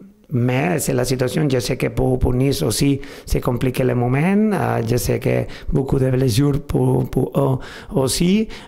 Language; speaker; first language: French; non-native, fluent; Spanish